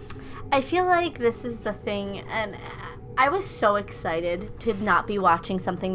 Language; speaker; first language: English; native; English